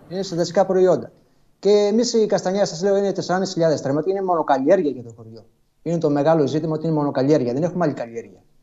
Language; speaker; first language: Greek; native; Greek